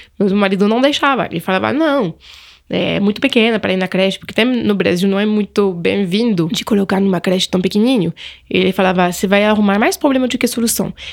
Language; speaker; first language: Portuguese; non-native, fluent; French